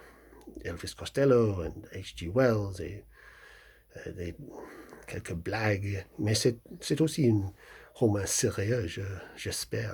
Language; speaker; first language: French; non-native, fluent; English